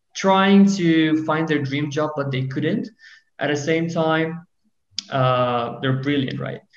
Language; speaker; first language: English; non-native, fluent; Persian